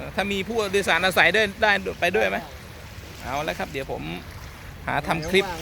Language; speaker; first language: Thai; native; Thai